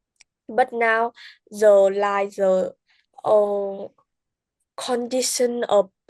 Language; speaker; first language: English; non-native, learner; Vietnamese